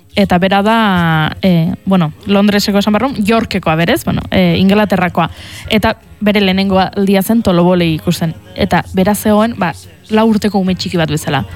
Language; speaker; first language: Basque; native; Basque